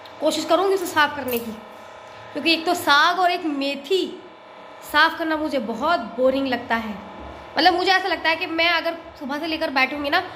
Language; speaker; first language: Hindi; native; Hindi